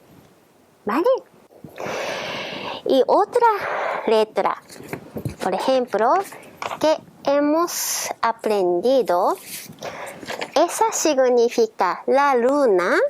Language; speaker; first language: Spanish; non-native, learner; Japanese